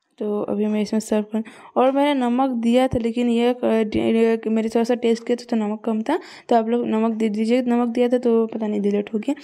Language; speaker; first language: Hindi; non-native, local second language; Bangla